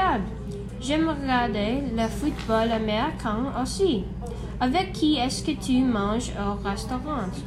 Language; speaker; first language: French; non-native, learner; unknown